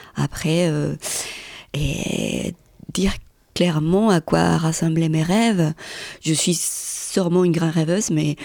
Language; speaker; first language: French; non-native, fluent; Spanish